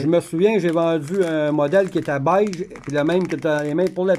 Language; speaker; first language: French; native; French